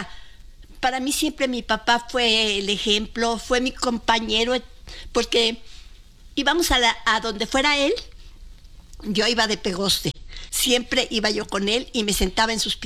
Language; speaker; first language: Spanish; native; Spanish